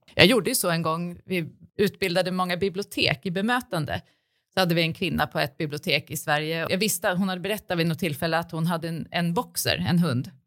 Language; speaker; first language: Swedish; native; Swedish